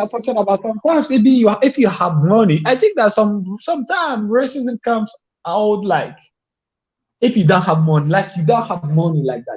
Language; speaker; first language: English; non-native, fluent; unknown